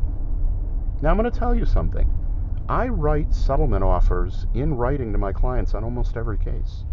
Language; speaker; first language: English; native; English